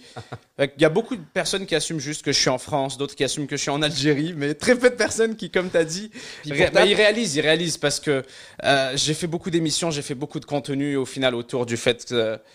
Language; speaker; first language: French; non-native, local second language; Arabic